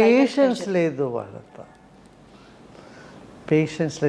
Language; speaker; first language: Telugu; non-native, local second language; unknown